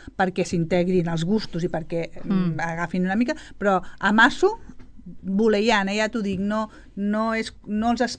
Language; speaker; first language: Catalan; native; Catalan